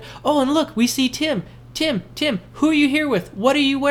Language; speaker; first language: English; native; English